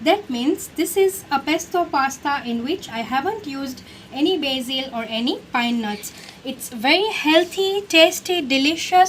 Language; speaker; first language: English; non-native, local second language; Gujarati